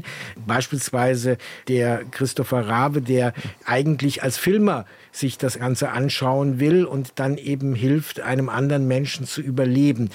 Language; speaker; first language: German; native; German